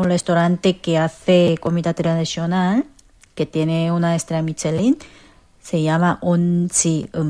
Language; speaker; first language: Spanish; non-native, learner; Korean